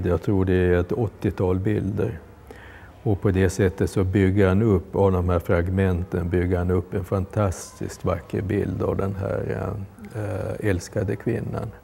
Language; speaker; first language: Swedish; native; Swedish